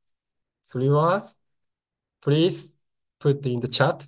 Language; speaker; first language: English; non-native, learner; Khmer